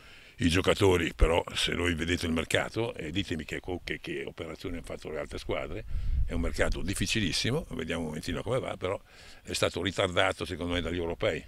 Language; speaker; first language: Italian; native; Italian